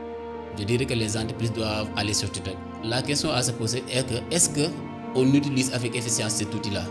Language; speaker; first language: French; non-native, local second language; Wolof